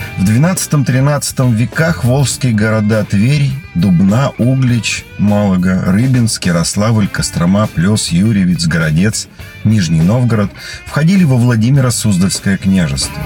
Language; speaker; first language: Russian; native; Russian